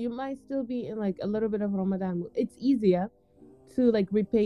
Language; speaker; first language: English; non-native, local second language; Wolof